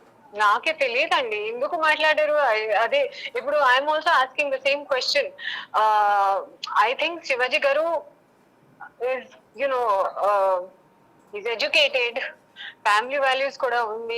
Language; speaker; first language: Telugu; non-native, local second language; Hindi